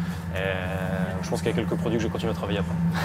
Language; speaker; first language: French; native; French